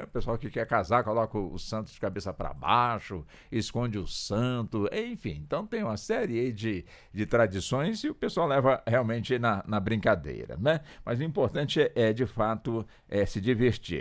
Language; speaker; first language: Portuguese; native; Portuguese